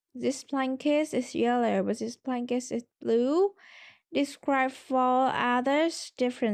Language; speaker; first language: English; non-native, learner; Vietnamese